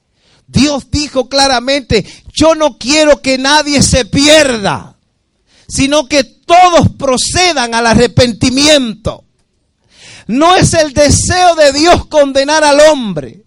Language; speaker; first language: Spanish; native; Spanish